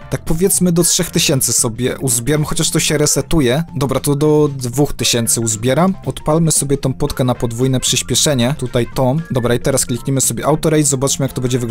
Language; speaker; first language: Polish; native; Polish